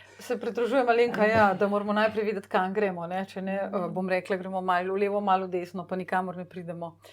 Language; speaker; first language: Slovenian; native; Slovenian